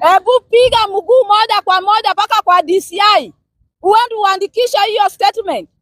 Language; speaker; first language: Swahili; non-native, local second language; Luo (Kenya and Tanzania)